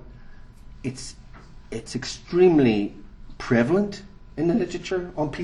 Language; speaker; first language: English; native; English